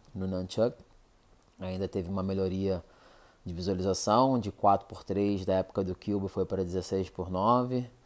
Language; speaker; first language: Portuguese; native; Portuguese